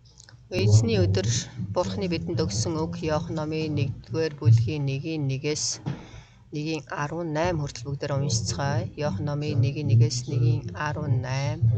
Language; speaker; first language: Mongolian; early bilingual, other home language; Korean